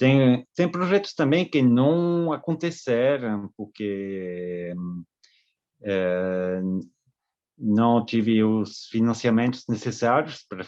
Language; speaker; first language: Portuguese; non-native, fluent; French